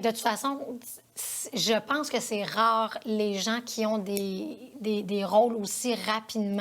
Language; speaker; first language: French; native; French